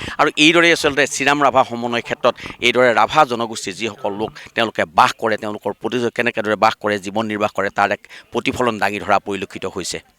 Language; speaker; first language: Assamese; native; Assamese